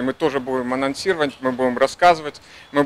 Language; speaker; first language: Russian; native; Russian